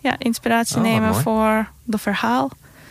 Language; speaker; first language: Dutch; non-native, fluent; Turkish